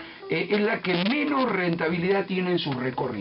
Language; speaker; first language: Spanish; native; Spanish